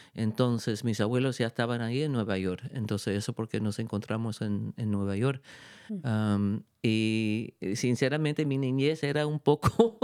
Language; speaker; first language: Spanish; early bilingual, heritage; Spanish